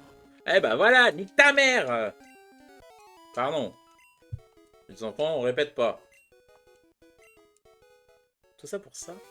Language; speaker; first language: French; native; French